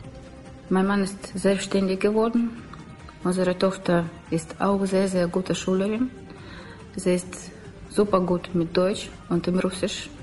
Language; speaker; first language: German; non-native, learner; Russian